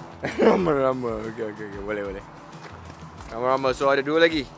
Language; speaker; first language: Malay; non-native, local second language; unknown